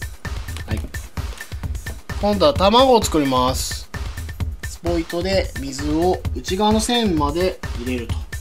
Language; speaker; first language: Japanese; native; Japanese